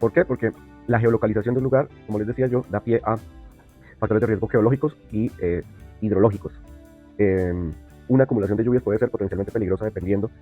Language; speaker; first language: Spanish; native; Spanish